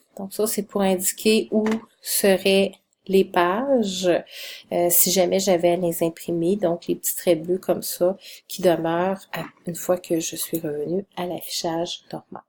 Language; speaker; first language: French; native; French